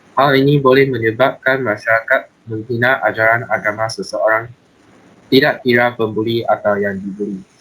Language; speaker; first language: Malay; native; Malay